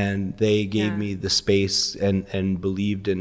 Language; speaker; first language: English; early bilingual, other home language; Persian